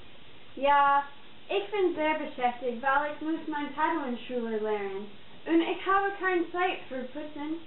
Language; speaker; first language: German; non-native, learner; English